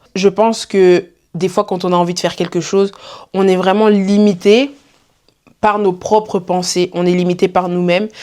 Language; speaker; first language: French; native; French